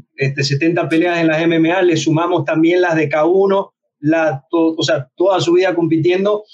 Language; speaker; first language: Spanish; native; Spanish